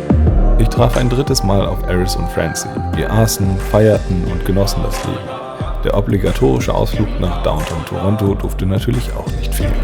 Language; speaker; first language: German; native; German